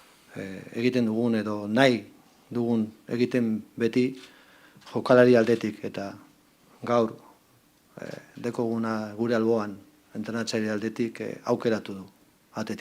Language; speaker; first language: Basque; non-native, local second language; Spanish